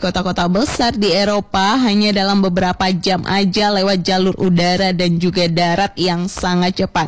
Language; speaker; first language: Indonesian; native; Indonesian